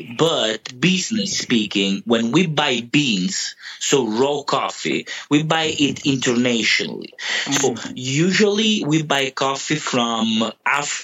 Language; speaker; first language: English; non-native, fluent; Italian